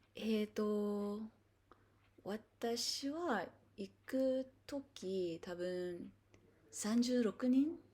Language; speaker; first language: Japanese; non-native, fluent; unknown